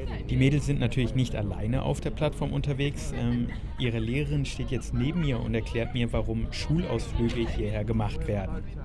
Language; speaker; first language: German; native; German